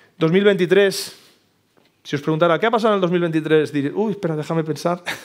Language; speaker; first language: Spanish; native; Spanish